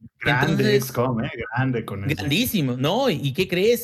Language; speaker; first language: Spanish; native; Spanish